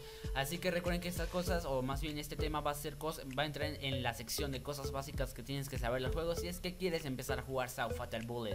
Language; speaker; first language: Spanish; native; Spanish